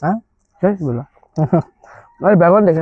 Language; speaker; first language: Hindi; non-native, local second language; Garo